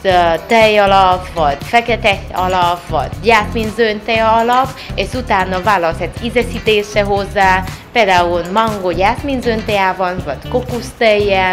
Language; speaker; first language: Hungarian; non-native, learner; Vietnamese